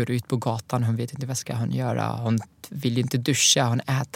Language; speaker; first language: Swedish; non-native, fluent; Arabic